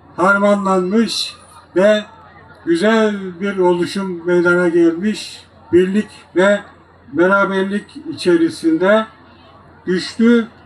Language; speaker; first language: Turkish; native; Turkish